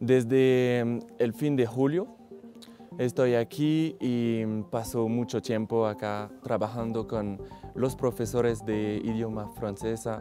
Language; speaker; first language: Spanish; non-native, learner; French